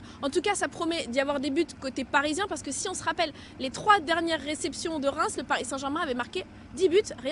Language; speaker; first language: French; native; French